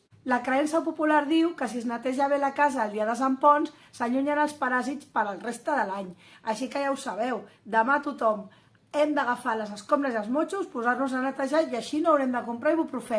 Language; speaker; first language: Catalan; native; Catalan